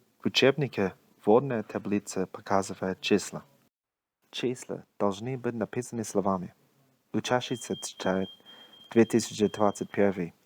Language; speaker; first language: Russian; non-native, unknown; English